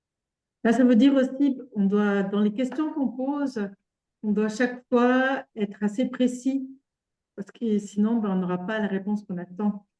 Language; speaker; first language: French; native; French